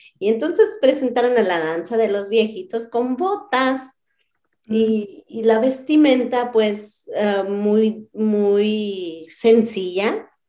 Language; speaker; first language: Spanish; non-native, local second language; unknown